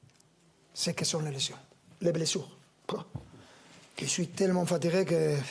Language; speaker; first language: French; non-native, fluent; Spanish